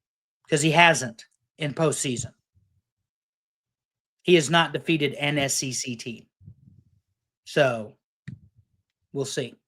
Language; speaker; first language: English; native; English